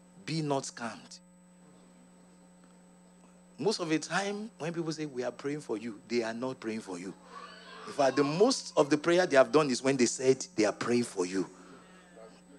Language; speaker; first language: English; non-native, local second language; Yoruba